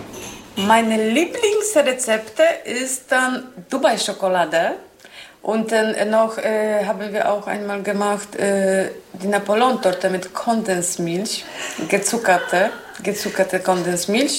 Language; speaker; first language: German; non-native, learner; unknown